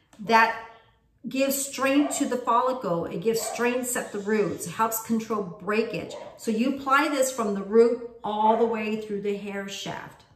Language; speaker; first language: English; native; English